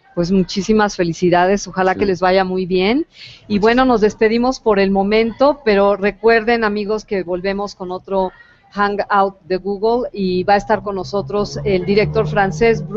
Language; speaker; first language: Spanish; native; Spanish